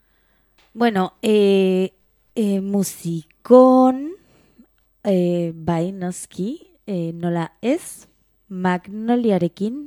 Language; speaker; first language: Basque; non-native, local second language; Spanish